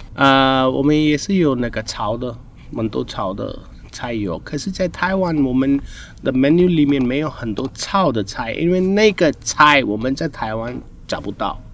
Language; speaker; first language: Chinese; non-native, fluent; Hindi